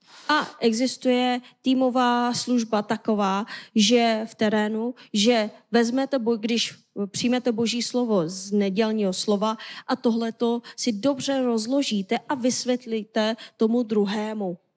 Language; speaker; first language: Czech; non-native, fluent; Korean